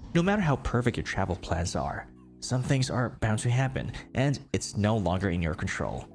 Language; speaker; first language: English; non-native, local second language; Cebuano